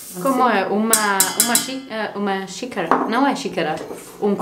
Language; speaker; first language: Portuguese; non-native, learner; Croatian